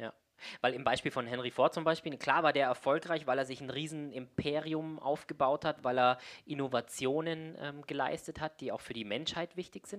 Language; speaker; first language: German; native; German